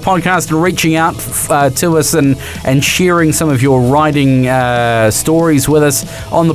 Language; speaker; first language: English; native; English